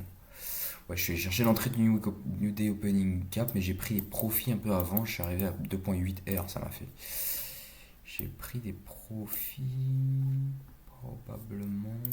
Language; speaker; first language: French; native; French